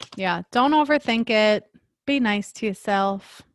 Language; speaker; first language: English; early bilingual, other home language; Spanish